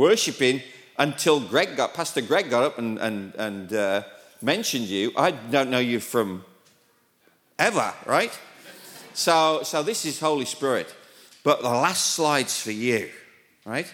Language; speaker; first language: English; native; English